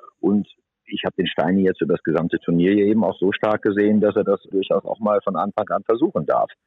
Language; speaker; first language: German; native; German